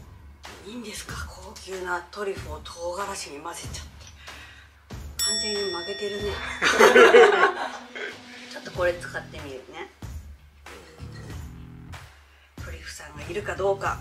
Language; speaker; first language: Japanese; native; Japanese